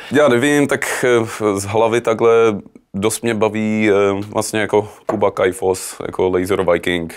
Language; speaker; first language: Czech; early bilingual, heritage; Czech